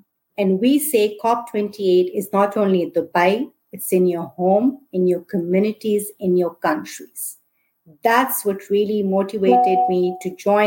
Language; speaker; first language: English; non-native, local second language; Urdu